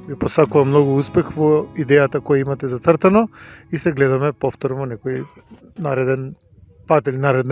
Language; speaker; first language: Macedonian; native; Macedonian